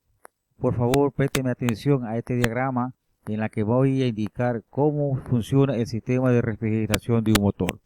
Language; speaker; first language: Spanish; native; Spanish